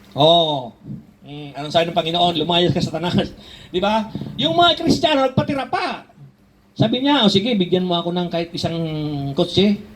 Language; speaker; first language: Filipino; native; Filipino